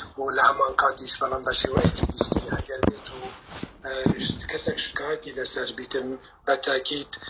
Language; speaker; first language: Central Kurdish; non-native, local second language; Kurdish